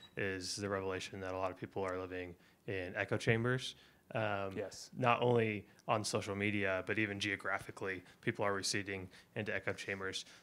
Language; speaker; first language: English; non-native, fluent; Chinese